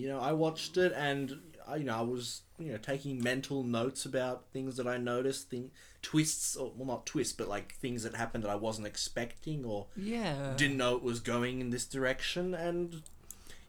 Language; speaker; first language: English; native; English